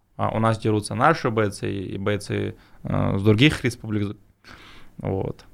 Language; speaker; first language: Russian; non-native, local second language; Chechen